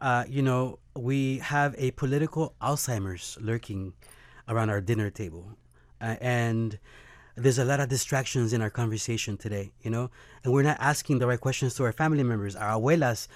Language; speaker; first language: English; early bilingual, other home language; Spanish